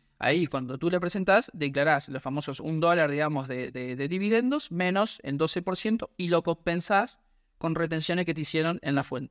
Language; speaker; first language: Spanish; native; Spanish